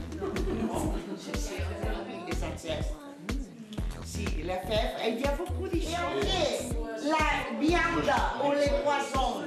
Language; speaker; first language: French; non-native, learner; Catalan